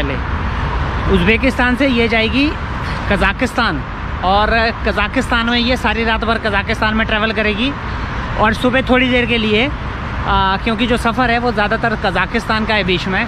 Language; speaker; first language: Hindi; native; Hindi